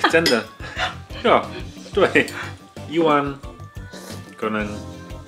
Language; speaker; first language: Chinese; non-native, learner; German